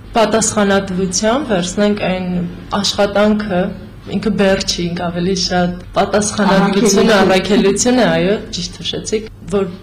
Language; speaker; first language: Armenian; native; Armenian